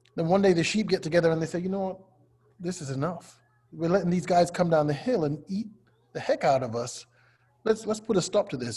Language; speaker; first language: English; native; English